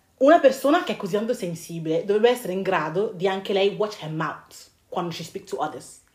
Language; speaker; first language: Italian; early bilingual, other home language; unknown